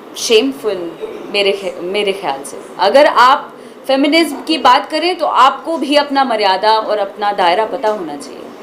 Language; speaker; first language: Hindi; native; Hindi